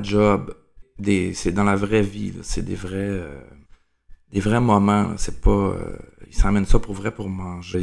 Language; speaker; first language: French; native; French